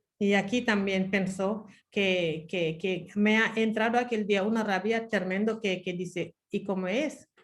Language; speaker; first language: Spanish; non-native, fluent; Wolof